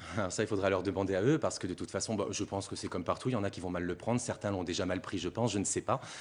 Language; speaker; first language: French; native; French